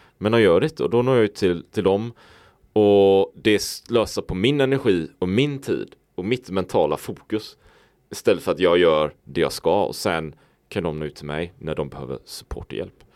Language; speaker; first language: Swedish; native; Swedish